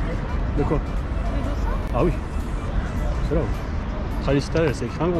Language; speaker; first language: French; native; French